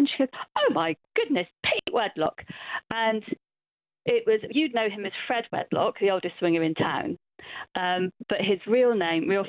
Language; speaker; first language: English; native; English